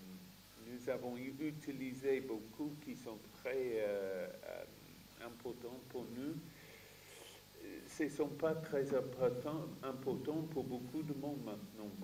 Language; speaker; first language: French; non-native, fluent; English